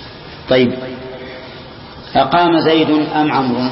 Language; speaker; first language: Arabic; native; Arabic